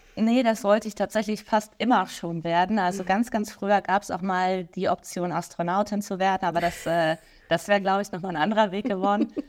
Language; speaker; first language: German; native; German